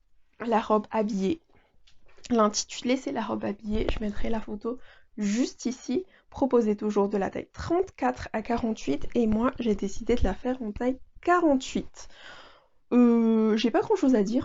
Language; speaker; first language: French; native; French